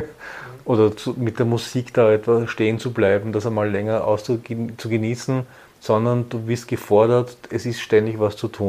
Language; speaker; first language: German; native; German